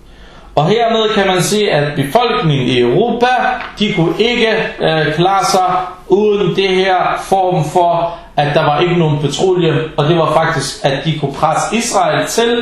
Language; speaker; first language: Danish; non-native, fluent; Arabic